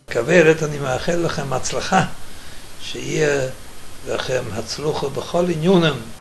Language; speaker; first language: Hebrew; non-native, fluent; Yiddish